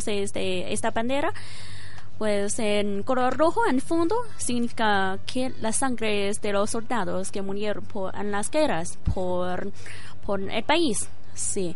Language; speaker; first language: Spanish; non-native, learner; Chinese